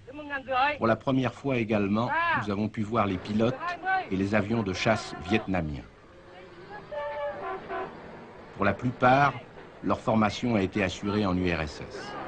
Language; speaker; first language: French; native; French